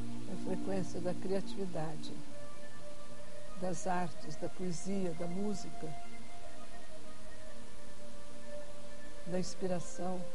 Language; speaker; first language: Portuguese; native; Portuguese